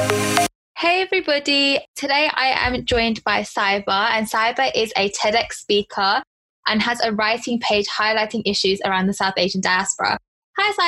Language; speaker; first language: English; early bilingual, other home language; Punjabi